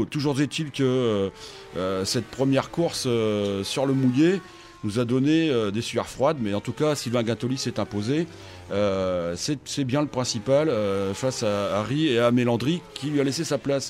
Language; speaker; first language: French; native; French